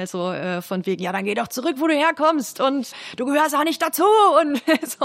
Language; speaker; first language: German; native; German